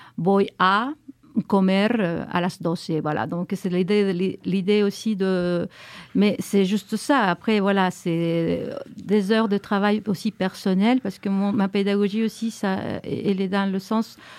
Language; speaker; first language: French; early bilingual, heritage; Spanish